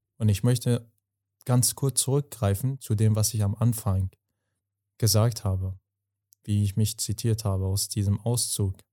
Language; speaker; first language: German; non-native, fluent; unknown